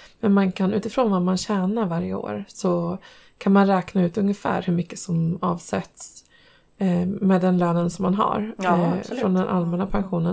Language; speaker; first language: Swedish; native; Swedish